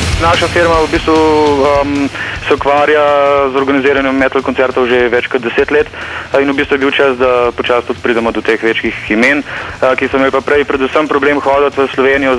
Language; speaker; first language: Slovenian; native; Slovenian